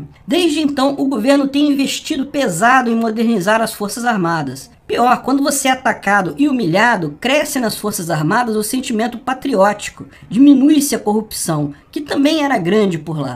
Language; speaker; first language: Portuguese; native; Portuguese